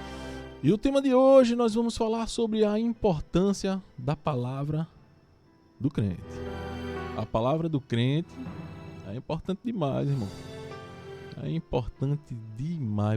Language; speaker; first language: Portuguese; native; Portuguese